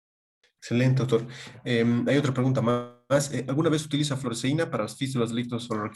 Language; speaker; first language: Spanish; native; Spanish